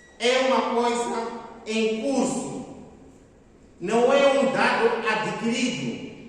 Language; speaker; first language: Portuguese; non-native, local second language; Tsonga